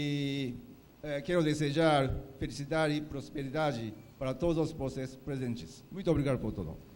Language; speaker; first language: Portuguese; non-native, fluent; Japanese